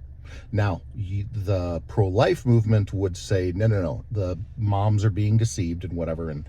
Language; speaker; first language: English; native; English